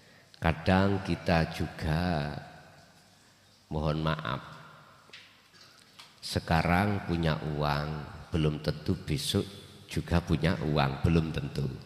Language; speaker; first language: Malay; non-native, local second language; Javanese